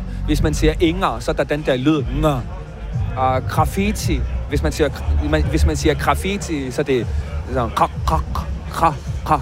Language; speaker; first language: Danish; non-native, local second language; Kalaallisut